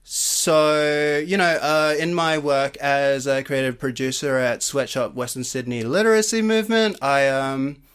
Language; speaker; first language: English; native; English